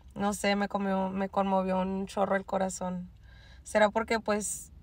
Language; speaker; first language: Spanish; native; Spanish